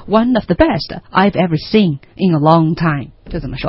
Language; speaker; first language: English; non-native, fluent; Chinese